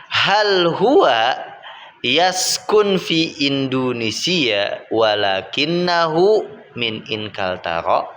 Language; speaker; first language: Arabic; non-native, fluent; Indonesian